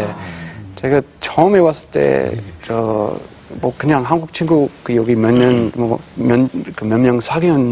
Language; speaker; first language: Korean; non-native, fluent; English